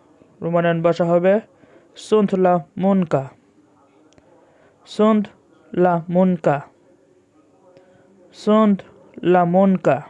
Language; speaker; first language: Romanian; non-native, fluent; Bangla